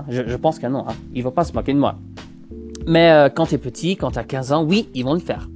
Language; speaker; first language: French; non-native, local second language; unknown